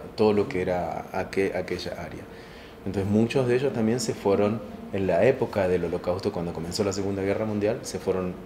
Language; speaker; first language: Spanish; native; Spanish